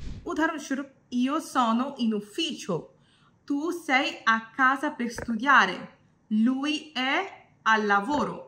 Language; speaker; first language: Italian; non-native, fluent; Bangla